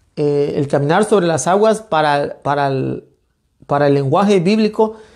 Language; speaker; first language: Spanish; native; Spanish